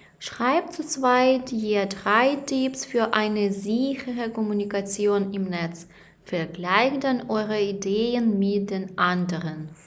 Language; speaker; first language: German; non-native, fluent; Ukrainian